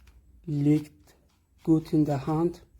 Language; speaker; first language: German; non-native, learner; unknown